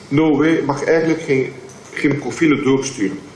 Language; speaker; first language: Dutch; non-native, local second language; French